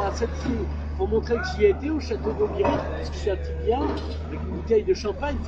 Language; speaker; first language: French; native; French